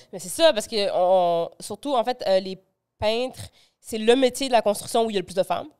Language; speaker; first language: French; early bilingual, other home language; Spanish